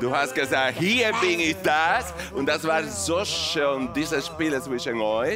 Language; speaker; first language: German; non-native, fluent; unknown